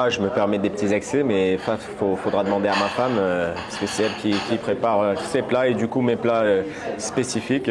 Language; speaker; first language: French; native; French